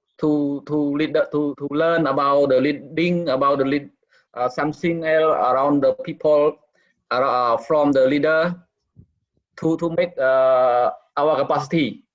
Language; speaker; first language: English; non-native, learner; Khmer